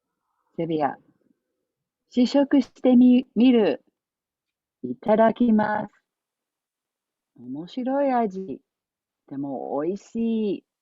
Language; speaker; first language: Japanese; non-native, fluent; English